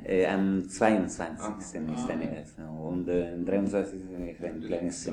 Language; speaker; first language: German; non-native, fluent; Italian